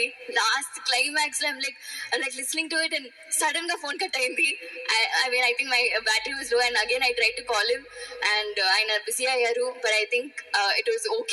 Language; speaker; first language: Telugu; non-native, learner; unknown